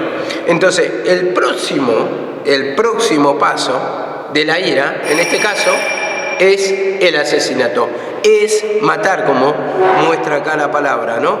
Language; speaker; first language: Spanish; native; Spanish